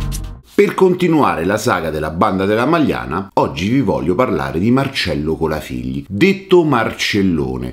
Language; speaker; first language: Italian; native; Italian